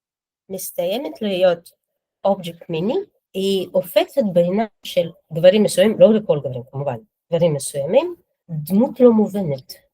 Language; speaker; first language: Hebrew; non-native, fluent; Russian